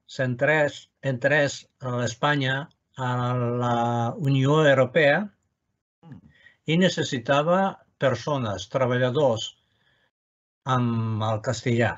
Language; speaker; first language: Catalan; non-native, fluent; Japanese